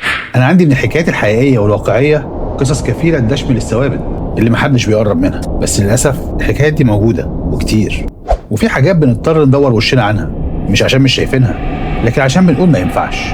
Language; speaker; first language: Arabic; native; Arabic